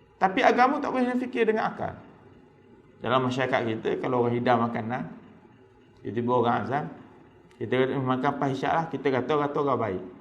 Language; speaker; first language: Malay; native; Malay